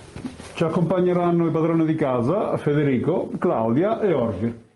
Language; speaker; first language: Italian; native; Italian